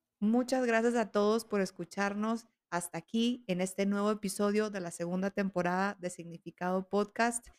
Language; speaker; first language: Spanish; native; Spanish